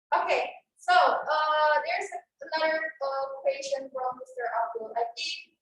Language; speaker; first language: English; non-native, fluent; Indonesian